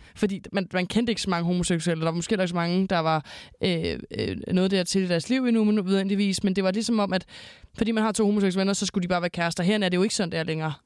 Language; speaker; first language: Danish; native; Danish